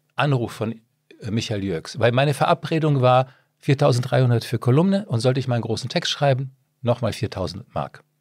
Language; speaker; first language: German; early bilingual, other home language; Czech